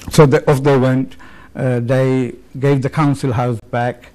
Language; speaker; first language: English; native; English